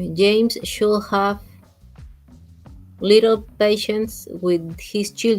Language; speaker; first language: English; non-native, learner; Spanish